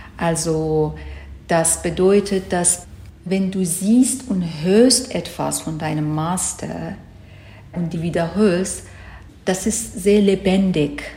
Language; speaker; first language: German; non-native, learner; Persian